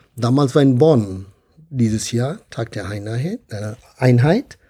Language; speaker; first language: German; non-native, fluent; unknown